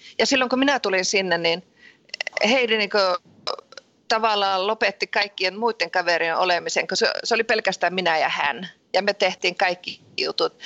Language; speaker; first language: Finnish; early bilingual, heritage; Finnish